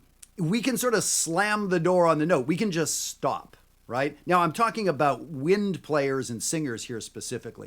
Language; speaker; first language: English; native; English